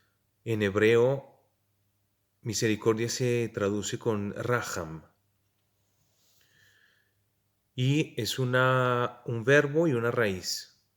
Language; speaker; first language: Spanish; native; Spanish